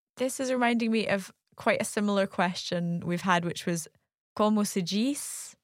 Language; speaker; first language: English; native; English